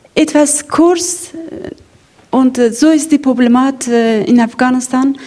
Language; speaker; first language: German; non-native, learner; Persian